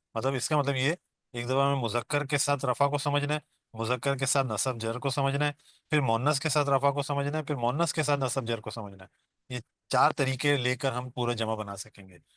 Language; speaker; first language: Urdu; non-native, local second language; Baluchi